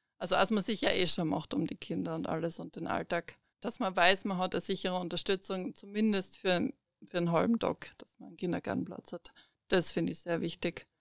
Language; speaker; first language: German; native; German